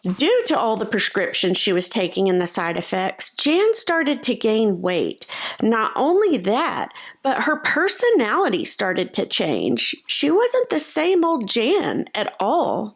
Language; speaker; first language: English; native; English